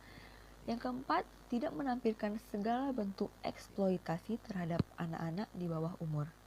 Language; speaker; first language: Indonesian; native; Indonesian